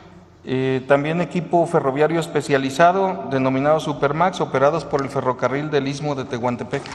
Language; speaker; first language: Spanish; native; Spanish